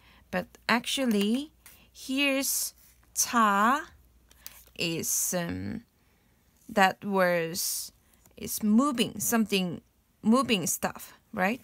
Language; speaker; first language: English; non-native, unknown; Korean